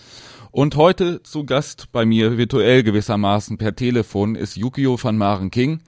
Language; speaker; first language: German; native; German